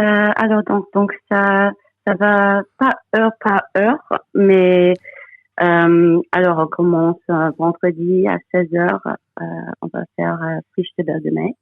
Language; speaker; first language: French; non-native, fluent; English